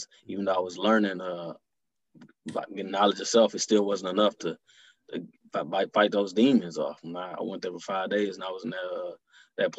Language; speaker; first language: English; native; English